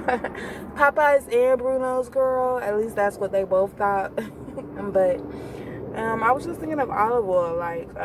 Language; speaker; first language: English; native; English